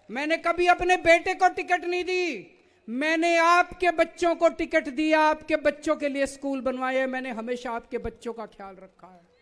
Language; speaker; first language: Hindi; native; Hindi